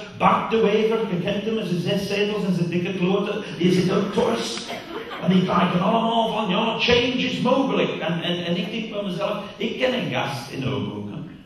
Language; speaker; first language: Dutch; non-native, fluent; English